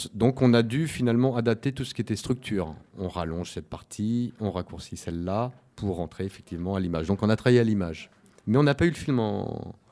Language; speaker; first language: French; native; French